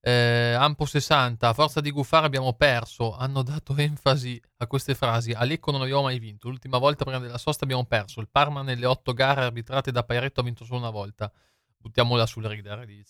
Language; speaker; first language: Italian; native; Italian